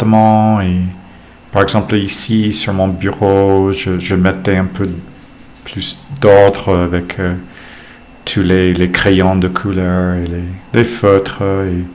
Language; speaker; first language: French; non-native, fluent; English